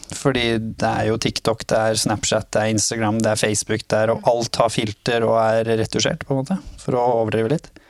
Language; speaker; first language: Norwegian; early bilingual, other home language; Somali